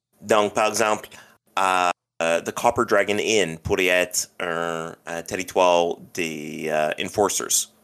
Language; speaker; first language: French; non-native, local second language; English